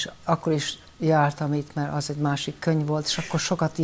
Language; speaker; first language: Hungarian; early bilingual, heritage; Hungarian